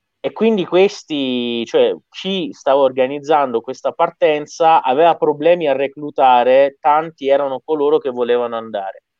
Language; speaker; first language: Italian; non-native, fluent; Persian